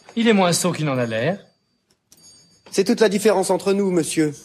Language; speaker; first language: French; native; French